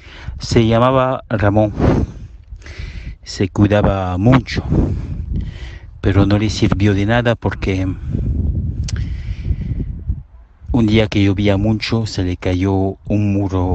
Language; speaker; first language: Spanish; early bilingual, heritage; Spanish